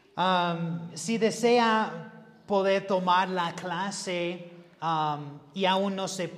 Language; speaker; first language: Spanish; non-native, learner; English